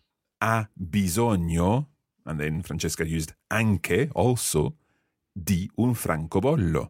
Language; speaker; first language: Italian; non-native, fluent; English